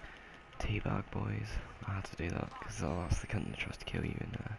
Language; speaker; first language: English; native; English